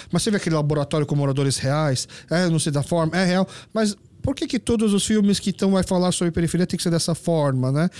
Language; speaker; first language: Portuguese; early bilingual, other home language; Korean